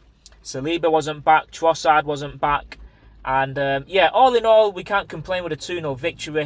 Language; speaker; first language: English; native; English